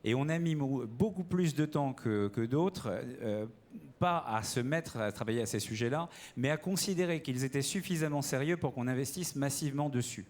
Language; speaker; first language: French; native; French